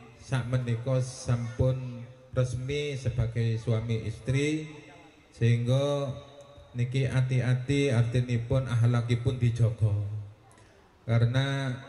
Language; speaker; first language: Javanese; non-native, local second language; Madurese